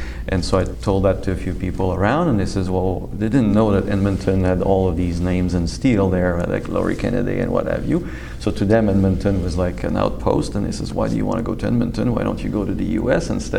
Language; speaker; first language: English; native; English